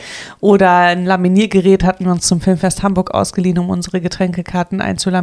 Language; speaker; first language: German; native; German